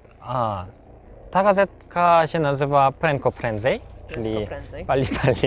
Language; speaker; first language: Polish; non-native, learner; Korean